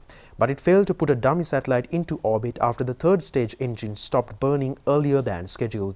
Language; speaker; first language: English; non-native, local second language; Sinhala